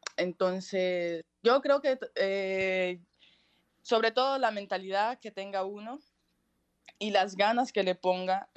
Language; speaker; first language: Spanish; native; Spanish